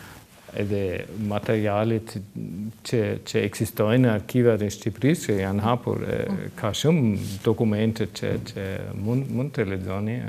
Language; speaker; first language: Albanian; non-native, learner; German